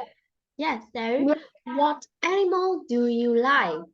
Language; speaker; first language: English; non-native, fluent; Vietnamese